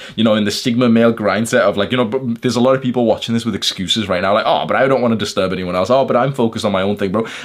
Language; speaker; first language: English; native; English